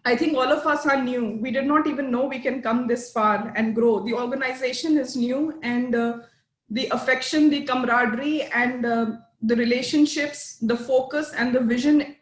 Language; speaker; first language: English; non-native, local second language; Hindi